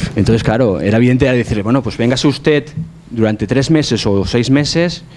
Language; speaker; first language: Spanish; native; Spanish